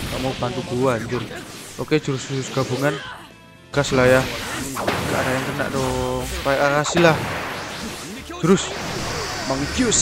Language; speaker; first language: Indonesian; native; Indonesian